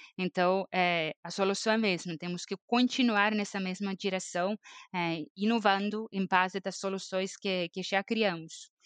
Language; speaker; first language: Portuguese; non-native, fluent; Estonian